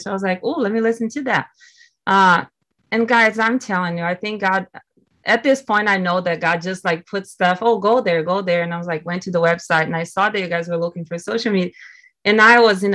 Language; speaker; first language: English; non-native, fluent; Portuguese